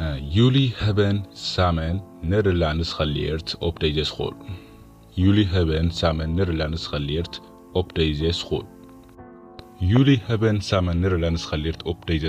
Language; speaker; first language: Dutch; non-native, fluent; Tigrinya